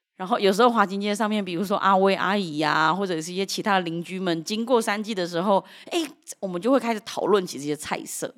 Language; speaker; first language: Chinese; early bilingual, heritage; Chinese